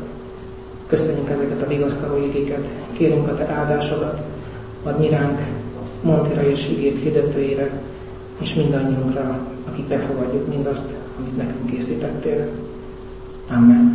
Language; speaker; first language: Hungarian; native; Hungarian